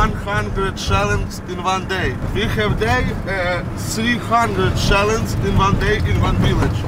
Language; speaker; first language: English; non-native, learner; Ukrainian